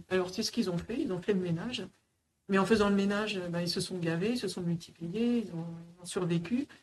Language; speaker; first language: French; native; French